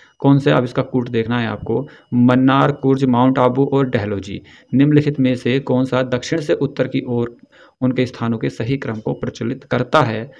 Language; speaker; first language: Hindi; native; Hindi